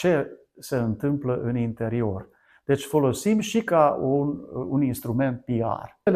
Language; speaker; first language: Romanian; non-native, local second language; Hungarian